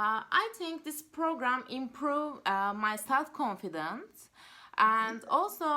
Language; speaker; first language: English; non-native, learner; Turkish